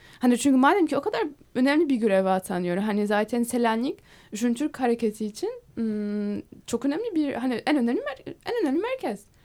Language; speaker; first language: Turkish; non-native, fluent; Polish